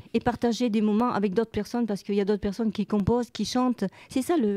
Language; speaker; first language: French; native; French